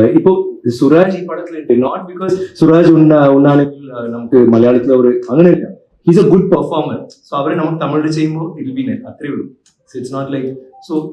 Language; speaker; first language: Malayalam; non-native, learner; Tamil